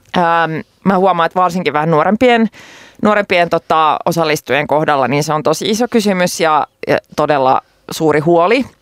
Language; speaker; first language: Finnish; non-native, local second language; Swedish